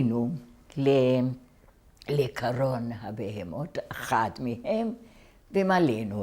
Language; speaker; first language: Hebrew; non-native, fluent; Hungarian